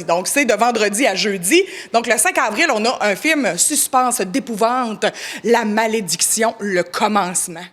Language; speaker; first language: French; native; French